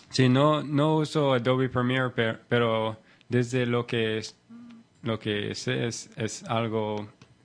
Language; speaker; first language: Spanish; non-native, learner; English